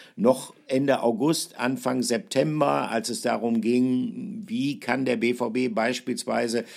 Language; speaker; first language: German; native; German